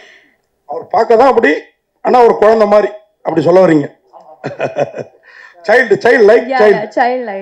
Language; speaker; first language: Tamil; native; Tamil